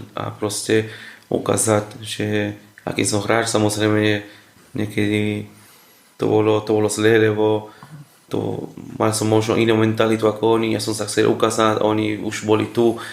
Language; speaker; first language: Slovak; non-native, fluent; Spanish